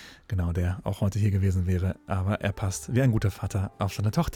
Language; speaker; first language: German; native; German